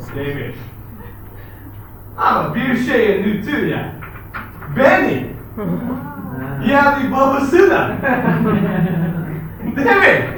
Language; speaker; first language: Turkish; non-native, fluent; English